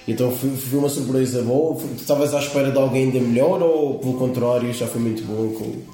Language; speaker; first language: Portuguese; native; Portuguese